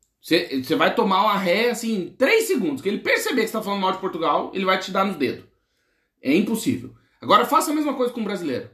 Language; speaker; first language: Portuguese; native; Portuguese